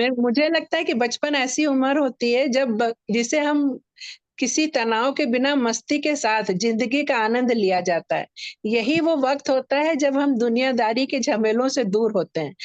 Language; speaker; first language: Hindi; native; Hindi